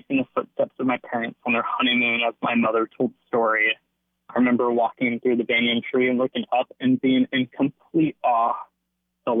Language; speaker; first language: English; native; English